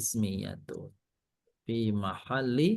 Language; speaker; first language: Arabic; non-native, fluent; Indonesian